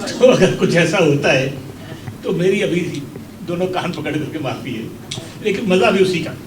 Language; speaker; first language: Hindi; non-native, local second language; Punjabi